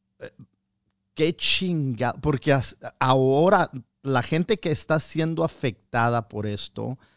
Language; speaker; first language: Spanish; early bilingual, heritage; Spanish